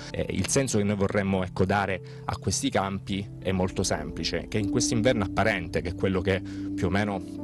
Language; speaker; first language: Italian; native; Italian